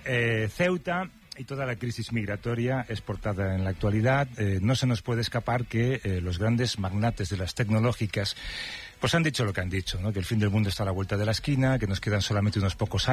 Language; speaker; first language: Spanish; native; Spanish